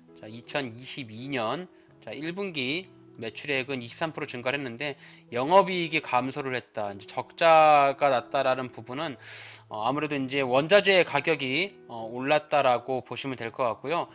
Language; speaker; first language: Korean; native; Korean